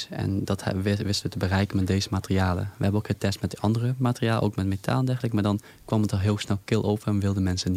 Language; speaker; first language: Dutch; native; Dutch